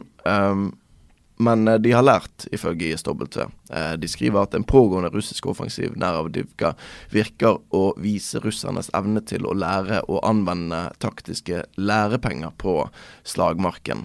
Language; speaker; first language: Norwegian; native; Norwegian